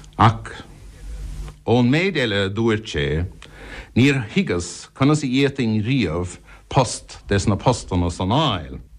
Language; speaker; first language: Irish; non-native, local second language; English